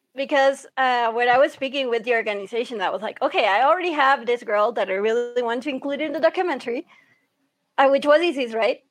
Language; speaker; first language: English; early bilingual, other home language; Spanish